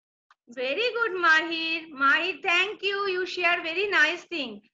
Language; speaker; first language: English; non-native, local second language; Bangla